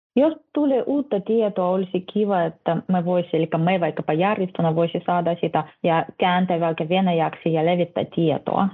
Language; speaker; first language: Finnish; non-native, fluent; Russian